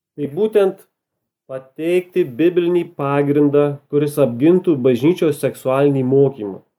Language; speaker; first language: Lithuanian; native; Lithuanian